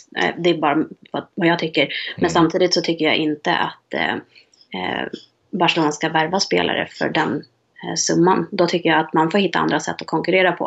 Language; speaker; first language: Swedish; native; Swedish